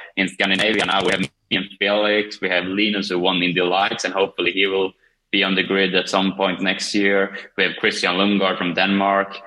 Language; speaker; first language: English; non-native, fluent; Swedish